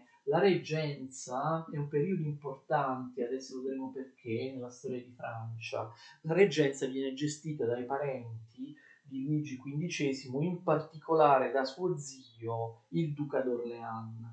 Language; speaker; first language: Italian; native; Italian